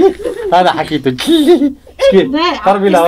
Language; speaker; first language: Arabic; non-native, local second language; Kurdish